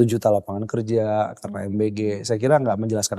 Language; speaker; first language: Indonesian; native; Indonesian